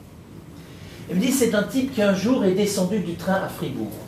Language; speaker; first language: French; native; French